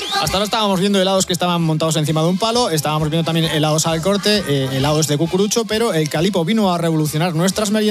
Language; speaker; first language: Spanish; native; Spanish